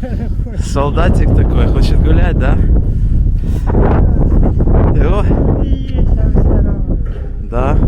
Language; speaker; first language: Russian; non-native, fluent; English